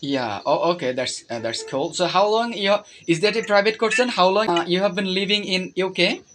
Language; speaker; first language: English; non-native, fluent; Bangla